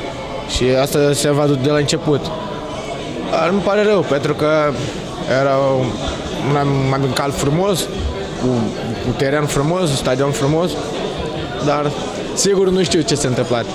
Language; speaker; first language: Romanian; non-native, learner; Portuguese